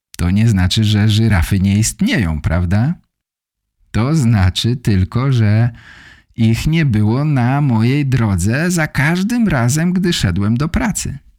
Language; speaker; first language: Polish; native; Polish